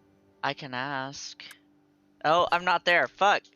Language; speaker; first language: English; native; English